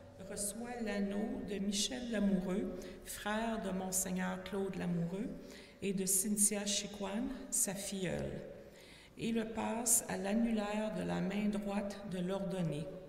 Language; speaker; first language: French; native; French